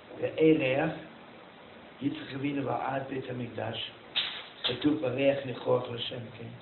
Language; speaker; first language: Hebrew; non-native, fluent; German